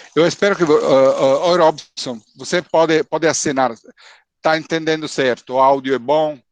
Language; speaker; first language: Portuguese; non-native, fluent; Italian